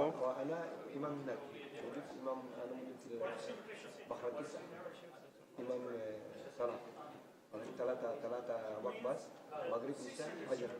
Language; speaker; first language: Arabic; non-native, learner; Indonesian